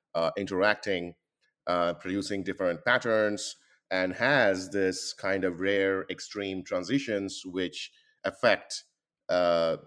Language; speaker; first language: English; non-native, local second language; Bangla